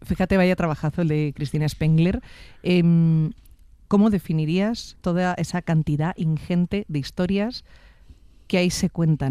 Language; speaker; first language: Spanish; native; Spanish